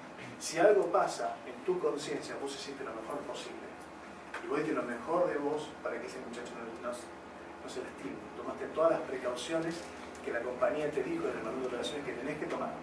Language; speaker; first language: Spanish; native; Spanish